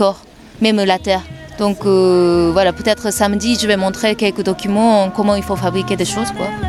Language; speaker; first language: French; non-native, fluent; Japanese